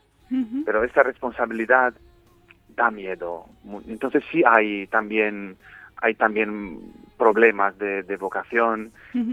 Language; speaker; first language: Spanish; non-native, fluent; Romanian